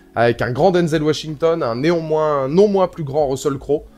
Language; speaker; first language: French; native; French